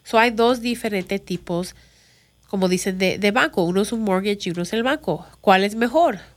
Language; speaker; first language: Spanish; early bilingual, other home language; English